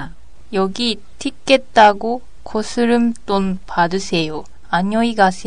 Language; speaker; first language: Korean; non-native, learner; Japanese